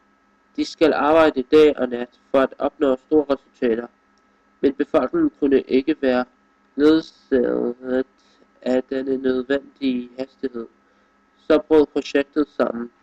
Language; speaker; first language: Danish; non-native, fluent; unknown